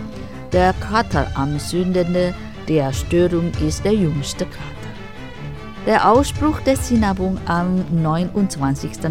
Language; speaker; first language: German; non-native, fluent; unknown